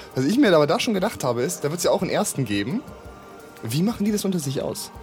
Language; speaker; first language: German; native; German